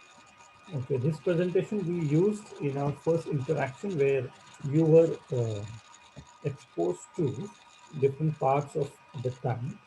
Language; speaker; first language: English; non-native, local second language; Marathi